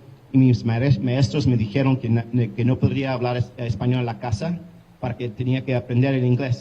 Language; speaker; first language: Spanish; early bilingual, heritage; English